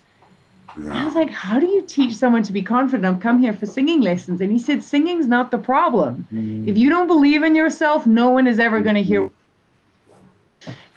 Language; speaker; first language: English; native; English